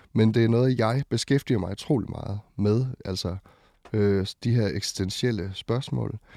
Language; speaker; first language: Danish; native; Danish